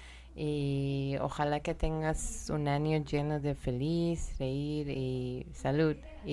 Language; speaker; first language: Spanish; non-native, fluent; Persian